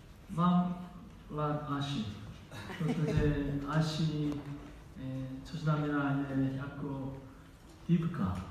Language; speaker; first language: Czech; non-native, learner; Korean